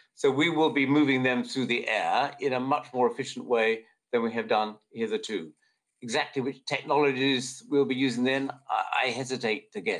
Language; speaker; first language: English; native; English